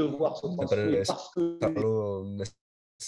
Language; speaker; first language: French; native; French